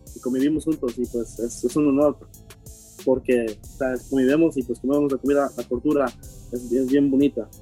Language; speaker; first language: Spanish; early bilingual, heritage; Spanish